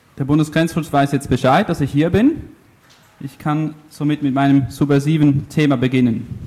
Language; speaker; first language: German; early bilingual, other home language; Italian